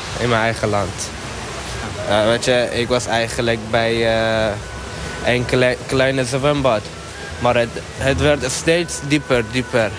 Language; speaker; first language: Dutch; non-native, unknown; Persian